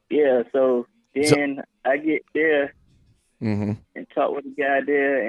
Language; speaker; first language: English; native; English